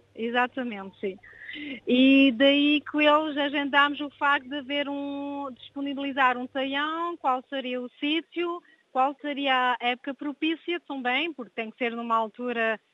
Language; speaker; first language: Portuguese; early bilingual, heritage; French